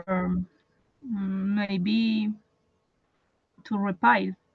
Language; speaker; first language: English; non-native, learner; Spanish